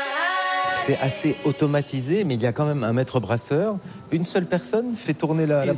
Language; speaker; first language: French; native; French